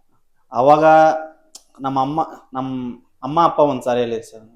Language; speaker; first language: Kannada; non-native, local second language; Telugu